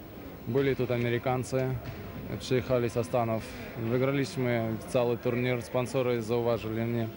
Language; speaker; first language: Polish; non-native, learner; Russian